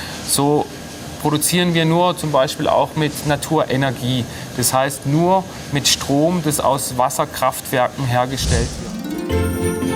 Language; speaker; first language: German; native; German